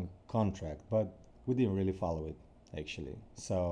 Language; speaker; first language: English; non-native, fluent; Ukrainian